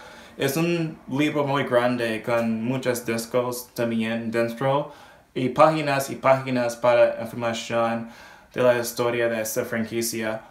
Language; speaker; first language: Spanish; non-native, learner; English